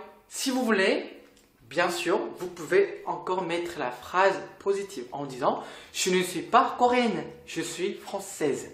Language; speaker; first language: French; non-native, fluent; Korean